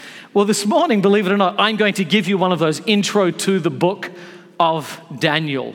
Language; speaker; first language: English; native; English